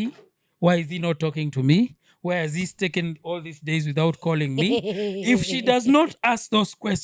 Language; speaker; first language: English; non-native, local second language; Swahili